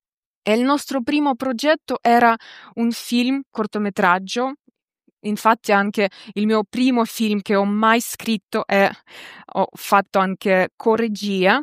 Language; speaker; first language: Italian; non-native, fluent; Ukrainian